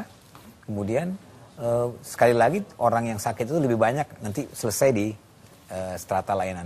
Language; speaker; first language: Indonesian; native; Indonesian